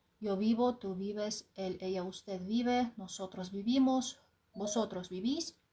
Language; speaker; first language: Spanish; non-native, fluent; Ukrainian